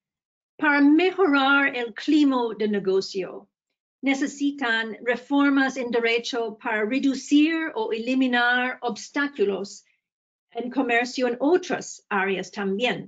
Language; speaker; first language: Spanish; non-native, fluent; English